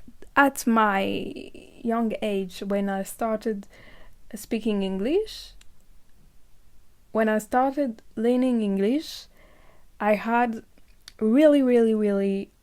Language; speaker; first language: English; non-native, learner; French